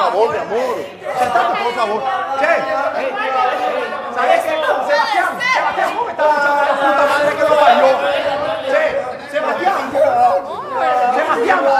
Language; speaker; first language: Spanish; native; Spanish